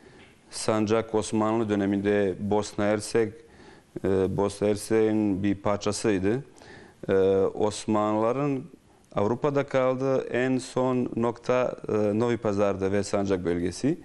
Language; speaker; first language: Turkish; non-native, fluent; Bosnian